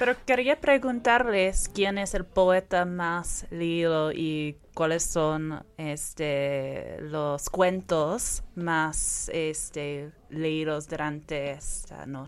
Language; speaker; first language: Spanish; non-native, fluent; English